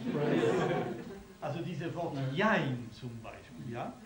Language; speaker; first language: German; non-native, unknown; Polish